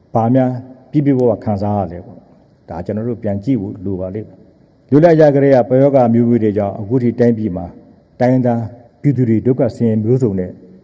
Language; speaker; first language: Burmese; native; Burmese